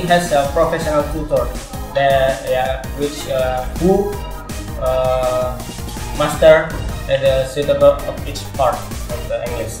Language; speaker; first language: English; non-native, learner; Indonesian